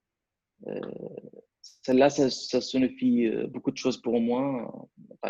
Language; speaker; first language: French; non-native, fluent; Arabic